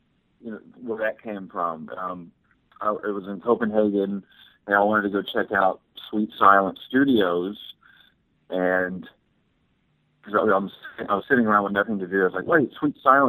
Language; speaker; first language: English; native; English